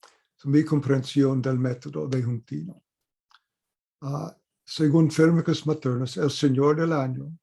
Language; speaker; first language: Spanish; non-native, fluent; English